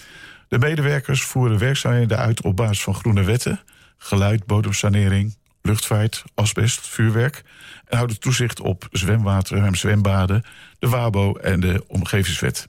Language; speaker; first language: Dutch; native; Dutch